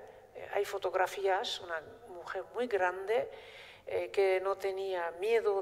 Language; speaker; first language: Spanish; non-native, fluent; Basque